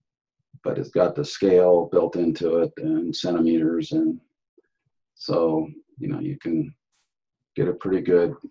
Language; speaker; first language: English; native; English